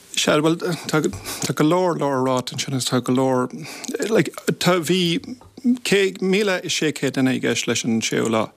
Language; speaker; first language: Irish; non-native, local second language; English